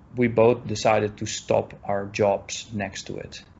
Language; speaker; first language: English; non-native, fluent; Dutch